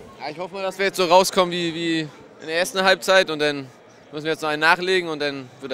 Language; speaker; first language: German; native; German